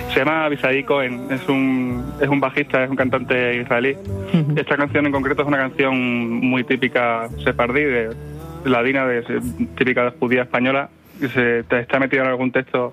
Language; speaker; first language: Spanish; native; Spanish